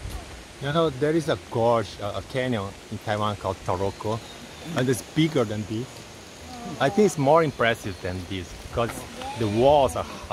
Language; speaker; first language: English; non-native, fluent; Portuguese